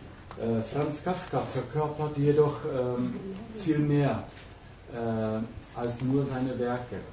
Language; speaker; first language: German; early bilingual, heritage; German